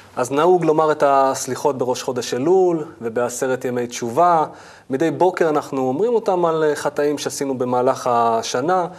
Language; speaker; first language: Hebrew; native; Hebrew